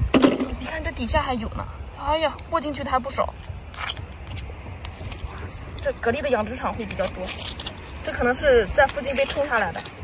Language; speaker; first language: Chinese; native; Chinese